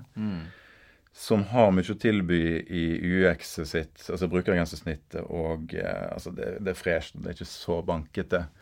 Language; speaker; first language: Norwegian; native; Norwegian